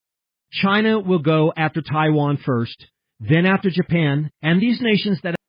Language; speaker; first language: English; early bilingual, heritage; English